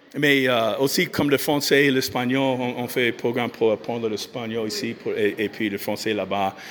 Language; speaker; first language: French; non-native, fluent; English